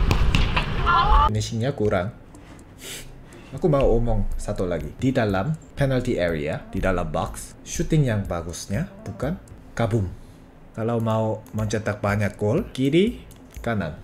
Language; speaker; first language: Indonesian; non-native, fluent; Korean